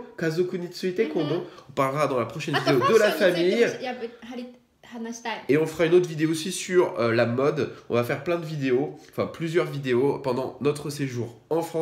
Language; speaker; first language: French; native; French